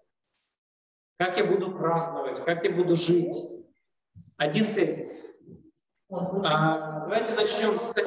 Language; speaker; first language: Russian; native; Russian